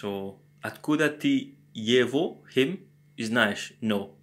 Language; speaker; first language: Russian; non-native, learner; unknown